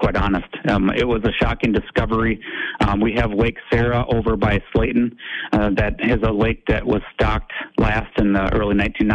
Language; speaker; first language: English; native; English